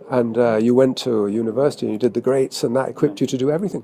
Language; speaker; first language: English; native; English